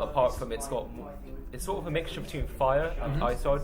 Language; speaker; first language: English; native; English